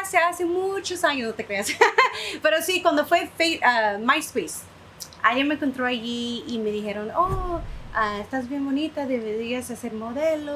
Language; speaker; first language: Spanish; early bilingual, heritage; Spanish